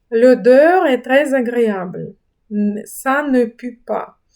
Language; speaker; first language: French; non-native, fluent; Ukrainian